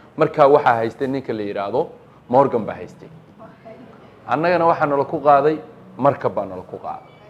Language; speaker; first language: Somali; native; Somali